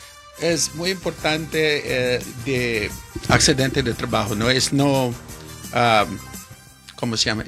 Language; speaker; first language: Spanish; non-native, learner; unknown